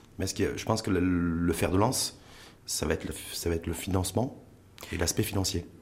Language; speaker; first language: French; non-native, local second language; Arabic